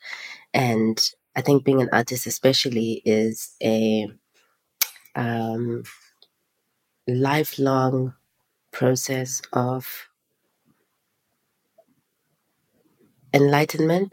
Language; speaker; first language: English; non-native, local second language; Xhosa